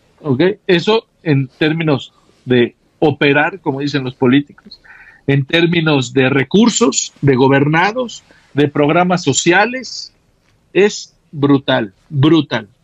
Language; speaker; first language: Spanish; native; Spanish